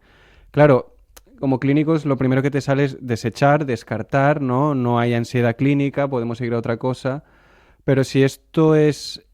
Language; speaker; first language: Spanish; non-native, local second language; Catalan